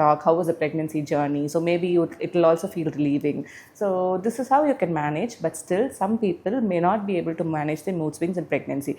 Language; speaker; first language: English; non-native, local second language; Tamil